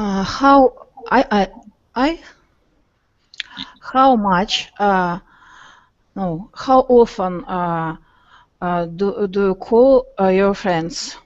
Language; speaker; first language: English; non-native, learner; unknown